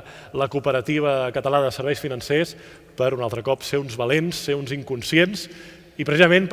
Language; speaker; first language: Catalan; native; Catalan